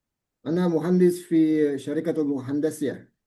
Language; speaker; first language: Arabic; non-native, learner; Indonesian